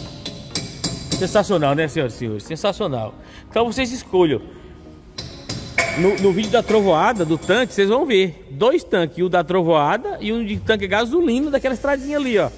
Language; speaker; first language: Portuguese; native; Portuguese